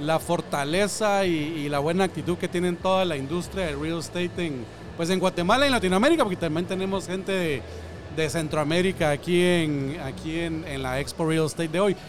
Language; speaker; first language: Spanish; native; Spanish